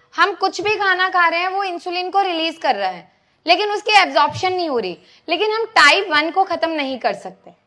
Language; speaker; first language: Hindi; native; Hindi